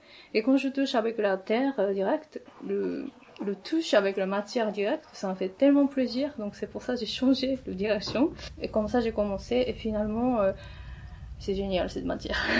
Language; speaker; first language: French; non-native, fluent; Japanese